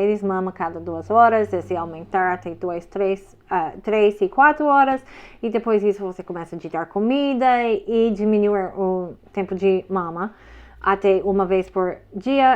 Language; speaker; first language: Portuguese; non-native, fluent; English